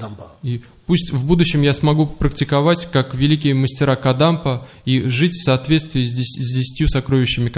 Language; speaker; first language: Russian; native; Russian